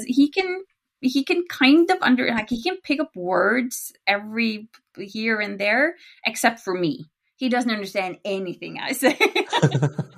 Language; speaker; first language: English; non-native, fluent; Norwegian